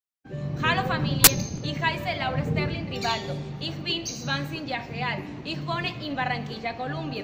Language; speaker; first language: German; non-native, learner; Spanish